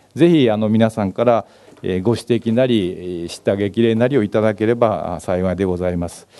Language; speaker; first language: Japanese; native; Japanese